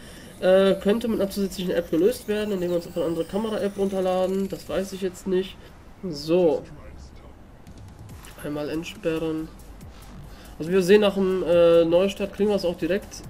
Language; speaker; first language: German; native; German